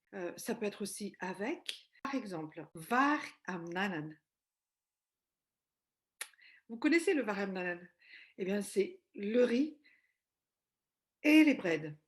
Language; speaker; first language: French; non-native, local second language; Malagasy